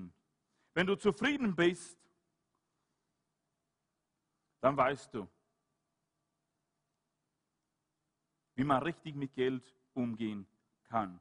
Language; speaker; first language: German; non-native, fluent; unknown